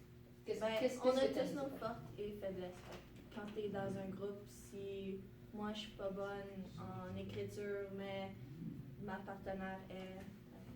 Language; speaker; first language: French; non-native, local second language; English